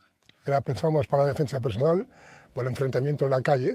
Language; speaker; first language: Spanish; native; Spanish